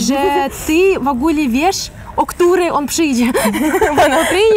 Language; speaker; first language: Polish; non-native, fluent; Ukrainian